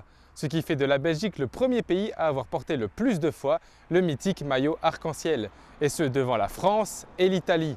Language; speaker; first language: French; native; French